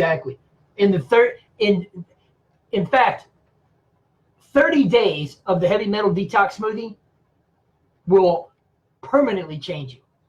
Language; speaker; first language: English; native; English